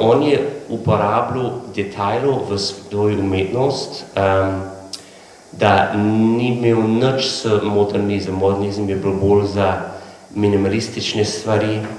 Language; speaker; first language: Slovenian; non-native, learner; English